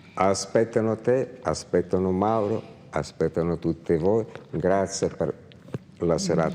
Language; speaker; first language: Italian; non-native, fluent; Russian